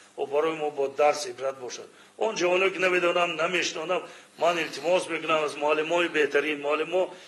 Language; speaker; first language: Tajik; non-native, local second language; Shughni